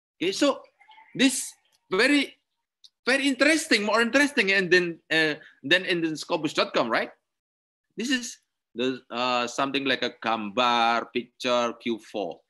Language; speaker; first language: English; non-native, learner; Indonesian